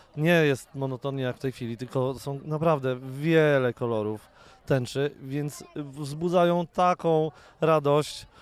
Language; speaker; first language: Polish; native; Polish